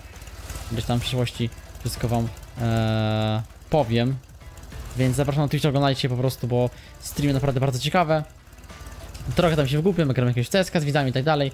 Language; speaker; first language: Polish; native; Polish